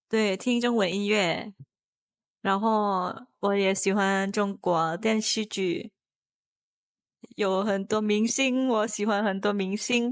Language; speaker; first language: Chinese; non-native, learner; Thai